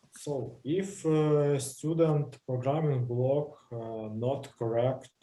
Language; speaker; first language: English; non-native, learner; Russian